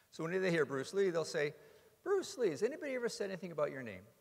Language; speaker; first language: English; native; English